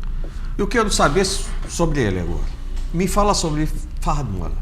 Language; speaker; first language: Portuguese; non-native, fluent; Arabic